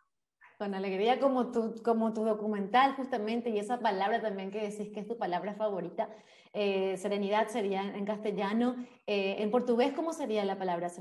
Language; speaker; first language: Spanish; native; Spanish